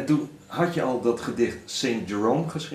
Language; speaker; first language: Dutch; native; Dutch